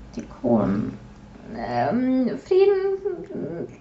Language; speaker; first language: German; early bilingual, other home language; Polish